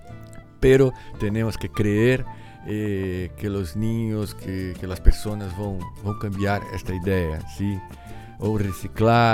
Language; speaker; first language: Spanish; non-native, fluent; Portuguese